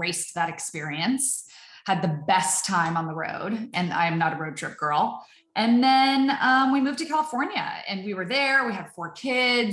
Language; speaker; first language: English; native; English